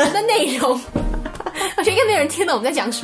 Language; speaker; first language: Chinese; native; Chinese